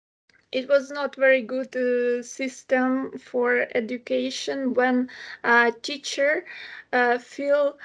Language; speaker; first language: English; non-native, fluent; Ukrainian